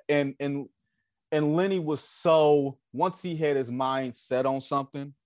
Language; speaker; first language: English; native; English